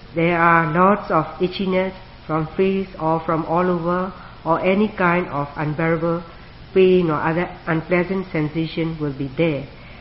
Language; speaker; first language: English; non-native, fluent; Burmese